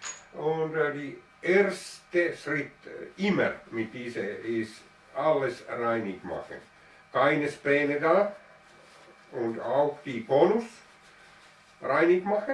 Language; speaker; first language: German; non-native, learner; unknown